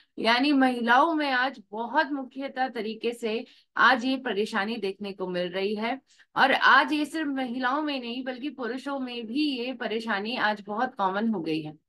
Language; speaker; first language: Hindi; native; Hindi